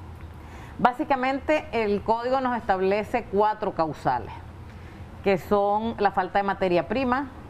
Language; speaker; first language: Spanish; native; Spanish